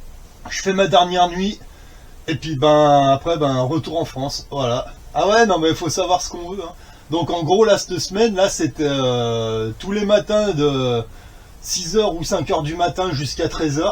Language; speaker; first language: French; native; French